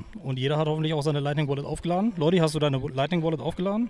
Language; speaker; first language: German; native; German